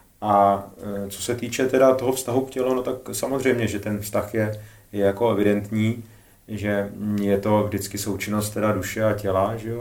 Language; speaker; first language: Czech; native; Czech